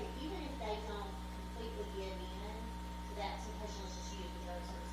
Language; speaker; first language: English; native; English